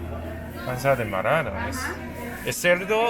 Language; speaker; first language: Spanish; non-native, learner; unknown